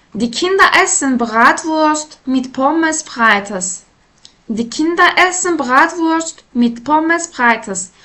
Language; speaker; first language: German; non-native, fluent; Turkish